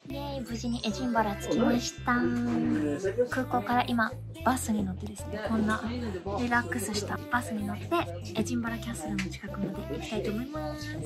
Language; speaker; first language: Japanese; native; Japanese